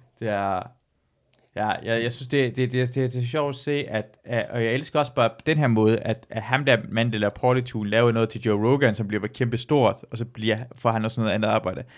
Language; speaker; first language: Danish; early bilingual, other home language; Persian